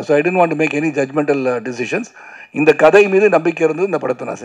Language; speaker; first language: Tamil; native; Tamil